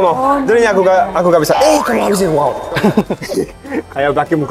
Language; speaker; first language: Indonesian; non-native, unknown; Japanese